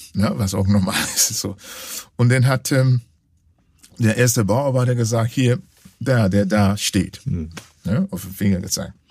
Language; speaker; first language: German; non-native, fluent; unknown